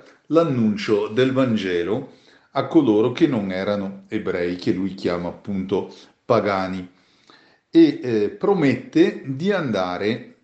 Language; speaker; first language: Italian; native; Italian